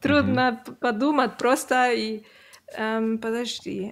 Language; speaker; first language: Russian; non-native, learner; Catalan